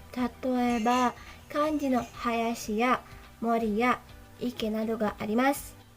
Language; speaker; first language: Japanese; non-native, learner; Indonesian